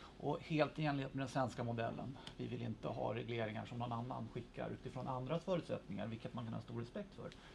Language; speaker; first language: Swedish; native; Swedish